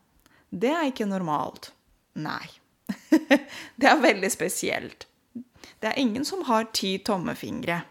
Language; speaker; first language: Norwegian; non-native, fluent; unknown